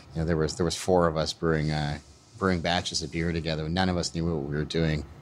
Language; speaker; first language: English; native; English